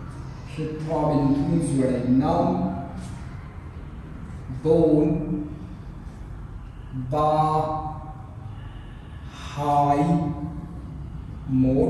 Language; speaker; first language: Vietnamese; non-native, learner; Hindi